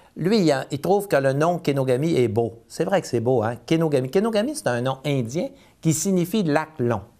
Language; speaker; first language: French; native; French